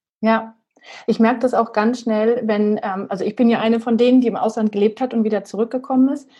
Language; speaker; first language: German; native; German